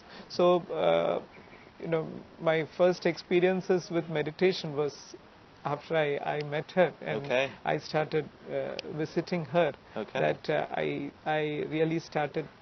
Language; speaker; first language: English; non-native, local second language; Malayalam